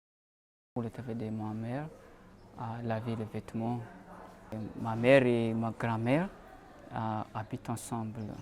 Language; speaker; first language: French; non-native, local second language; Malagasy